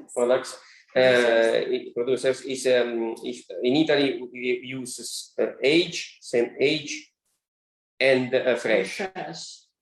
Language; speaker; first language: English; non-native, learner; Italian